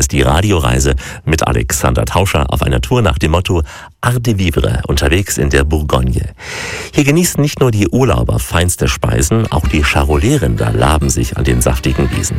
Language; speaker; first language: German; native; German